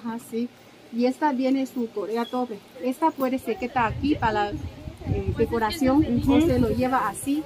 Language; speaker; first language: Spanish; non-native, learner; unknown